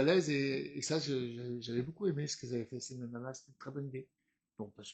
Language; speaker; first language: French; native; French